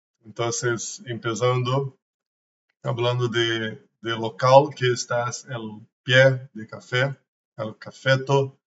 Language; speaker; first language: Spanish; non-native, learner; Portuguese